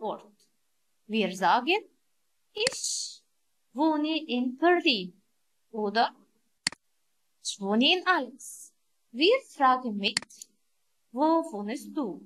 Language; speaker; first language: German; non-native, learner; Arabic